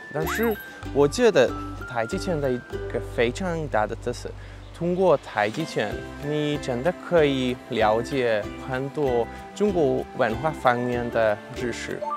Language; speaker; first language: Chinese; non-native, fluent; Hungarian